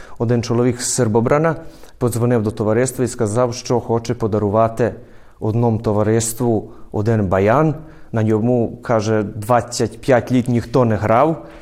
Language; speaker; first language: Ukrainian; early bilingual, heritage; Ukrainian